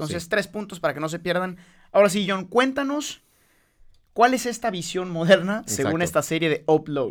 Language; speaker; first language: Spanish; native; Spanish